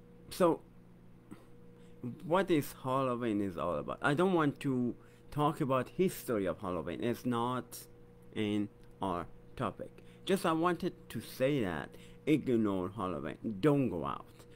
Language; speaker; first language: English; non-native, fluent; Persian